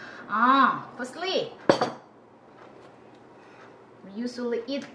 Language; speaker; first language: English; non-native, learner; Indonesian